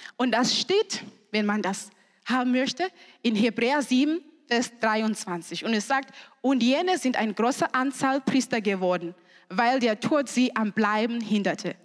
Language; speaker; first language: German; non-native, fluent; Shona